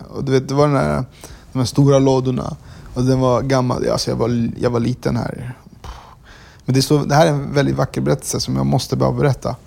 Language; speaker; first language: Swedish; early bilingual, other home language; Kurdish